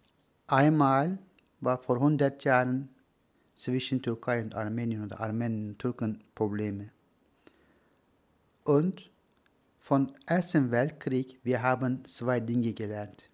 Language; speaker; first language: German; non-native, learner; Turkish